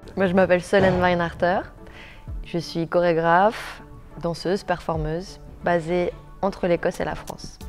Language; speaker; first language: French; native; French